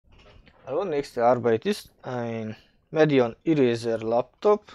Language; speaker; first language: German; non-native, fluent; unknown